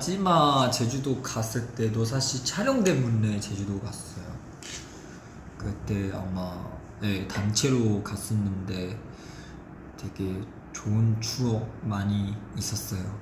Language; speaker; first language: Korean; non-native, fluent; Chinese